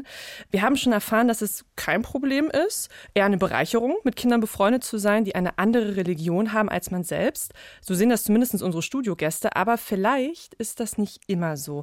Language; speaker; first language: German; native; German